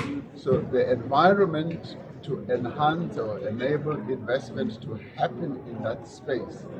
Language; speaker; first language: English; non-native, local second language; Venda